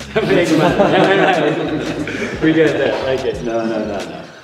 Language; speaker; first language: English; native; English